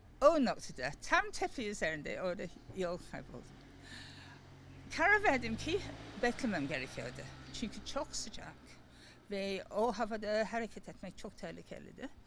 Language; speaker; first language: Turkish; non-native, learner; English